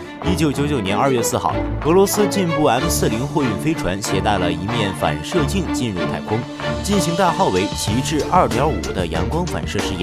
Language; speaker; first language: Chinese; native; Chinese